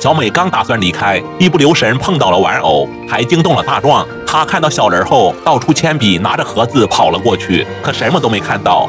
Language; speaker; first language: Chinese; native; Chinese